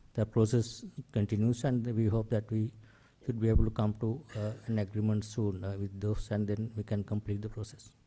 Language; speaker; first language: English; non-native, local second language; Sinhala